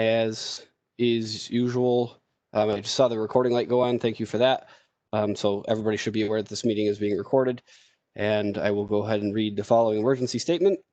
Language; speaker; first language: English; native; English